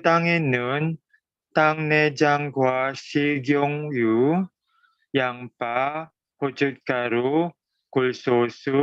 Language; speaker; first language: Korean; non-native, learner; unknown